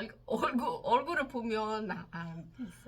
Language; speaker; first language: Korean; non-native, learner; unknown